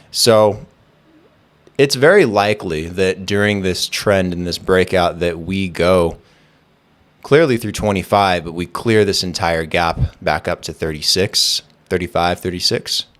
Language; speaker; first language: English; native; English